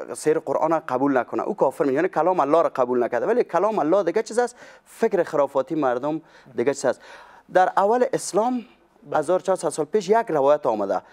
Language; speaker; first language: Persian; native; Persian